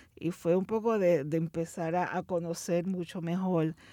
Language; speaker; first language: Spanish; native; Spanish